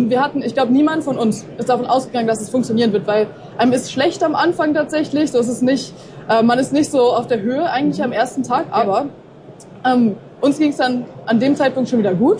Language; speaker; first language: German; native; German